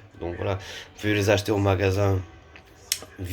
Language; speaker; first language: French; native; French